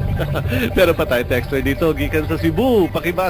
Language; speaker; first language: Filipino; native; Filipino